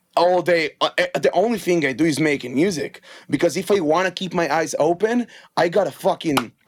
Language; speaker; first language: English; non-native, fluent; Hebrew